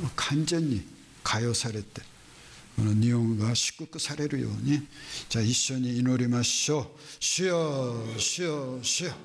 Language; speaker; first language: Japanese; non-native, fluent; Korean